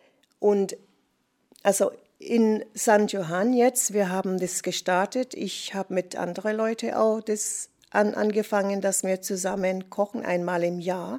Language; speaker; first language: German; non-native, fluent; English